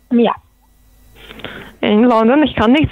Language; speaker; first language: German; non-native, learner; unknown